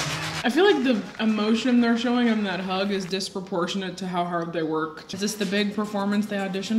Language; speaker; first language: English; native; English